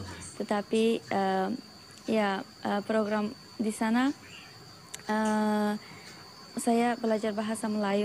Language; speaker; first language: Indonesian; non-native, learner; Uzbek